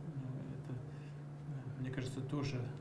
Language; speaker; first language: Russian; native; Russian